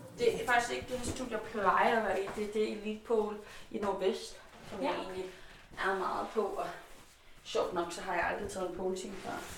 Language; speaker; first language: Danish; non-native, local second language; Faroese